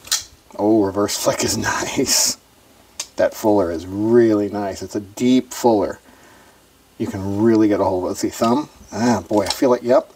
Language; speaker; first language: English; native; English